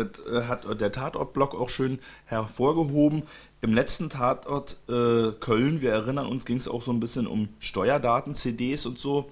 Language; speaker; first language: German; native; German